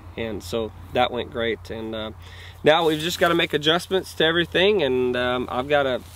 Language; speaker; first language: English; native; English